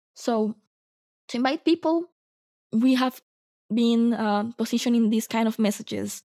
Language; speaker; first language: English; non-native, fluent; Spanish